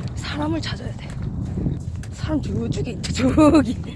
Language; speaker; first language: Korean; native; Korean